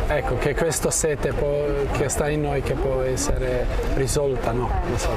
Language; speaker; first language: Italian; non-native, fluent; Croatian